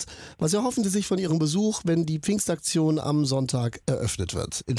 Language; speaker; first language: German; native; German